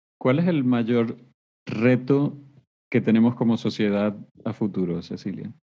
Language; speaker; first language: Spanish; native; Spanish